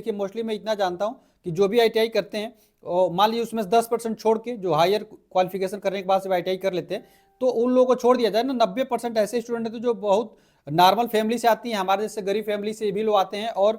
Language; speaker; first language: Hindi; native; Hindi